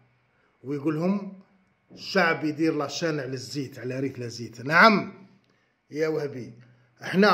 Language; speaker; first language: Arabic; native; Arabic